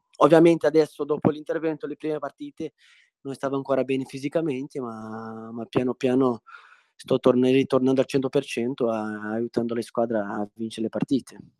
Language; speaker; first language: Italian; non-native, fluent; Portuguese